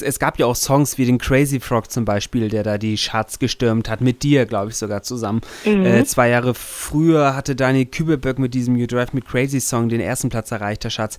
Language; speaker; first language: German; native; German